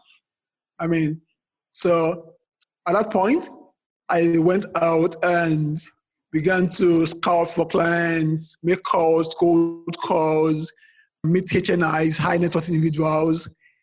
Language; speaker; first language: English; non-native, local second language; Yoruba